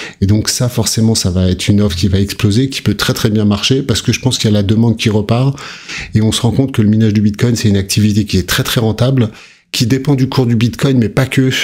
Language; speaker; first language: French; native; French